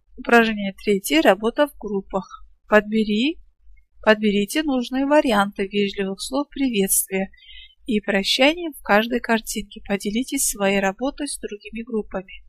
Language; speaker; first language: Russian; non-native, local second language; Kazakh